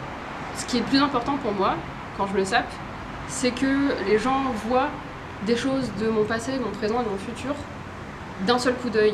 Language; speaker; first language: French; native; French